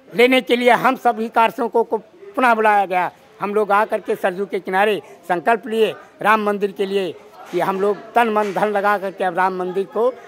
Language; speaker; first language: Hindi; native; Hindi